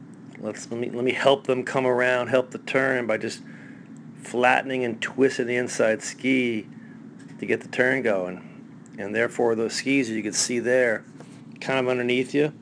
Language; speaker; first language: English; native; English